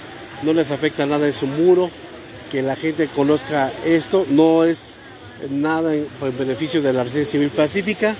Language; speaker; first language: Spanish; native; Spanish